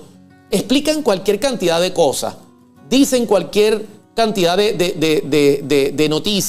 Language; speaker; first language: Spanish; native; Spanish